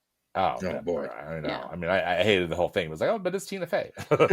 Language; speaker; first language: English; native; English